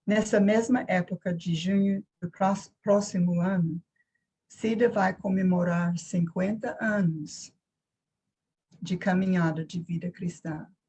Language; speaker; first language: Portuguese; non-native, fluent; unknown